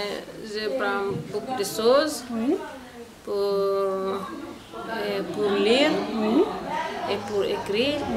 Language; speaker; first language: French; non-native, learner; Fula